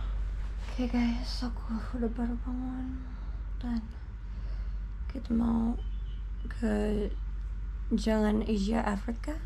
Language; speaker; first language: Indonesian; non-native, learner; English